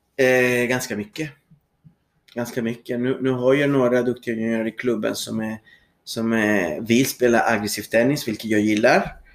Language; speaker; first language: Swedish; non-native, fluent; Spanish